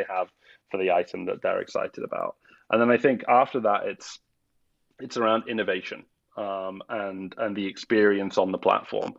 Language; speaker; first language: English; native; English